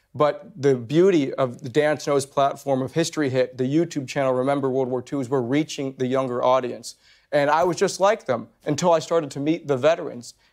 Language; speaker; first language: English; native; English